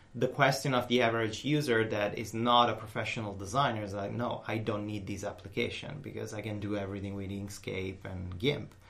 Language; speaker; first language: English; non-native, fluent; Italian